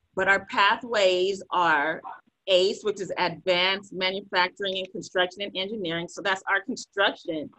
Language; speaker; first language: English; native; English